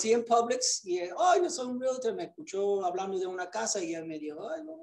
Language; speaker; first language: Spanish; early bilingual, other home language; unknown